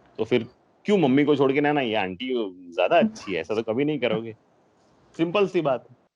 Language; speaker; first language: Hindi; non-native, local second language; Gujarati